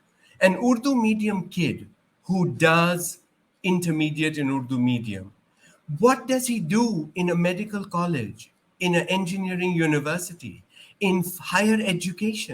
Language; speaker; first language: English; non-native, local second language; Urdu